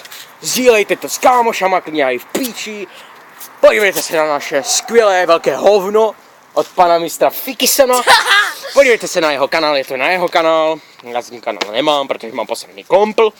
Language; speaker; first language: Czech; native; Czech